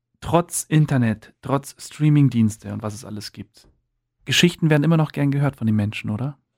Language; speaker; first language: German; native; German